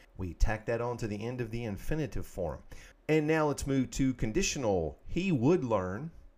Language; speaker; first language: English; native; English